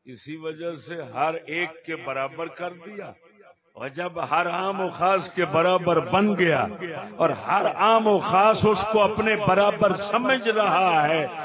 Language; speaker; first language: Urdu; non-native, local second language; Punjabi